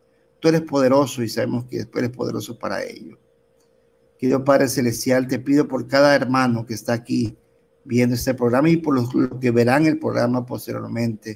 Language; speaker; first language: Spanish; native; Spanish